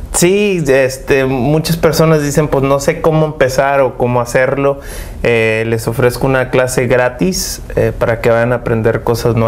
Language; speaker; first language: Spanish; early bilingual, heritage; Spanish